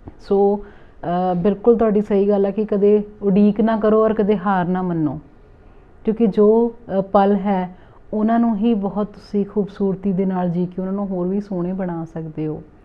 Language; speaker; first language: Punjabi; native; Punjabi